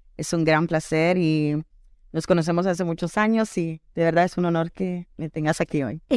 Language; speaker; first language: Spanish; early bilingual, heritage; Spanish